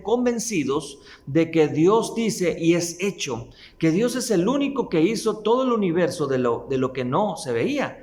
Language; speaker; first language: Spanish; native; Spanish